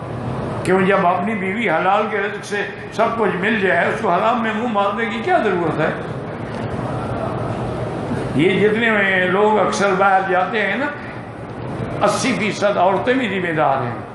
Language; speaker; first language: Urdu; native; Urdu